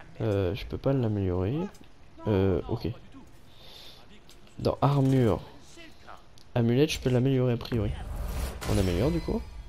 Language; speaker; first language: French; native; French